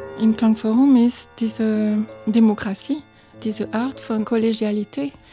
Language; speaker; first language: German; non-native, fluent; French